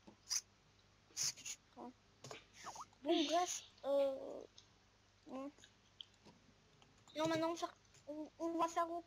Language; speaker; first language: French; native; French